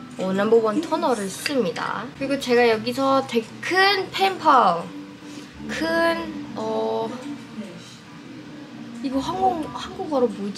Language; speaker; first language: Korean; non-native, fluent; English